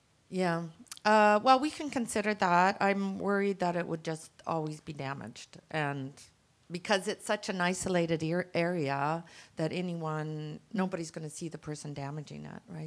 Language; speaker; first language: English; native; English